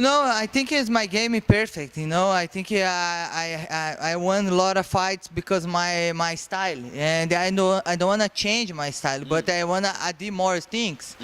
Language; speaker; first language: English; non-native, learner; Portuguese